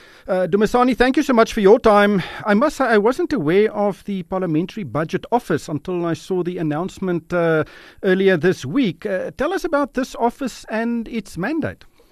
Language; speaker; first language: English; non-native, local second language; Afrikaans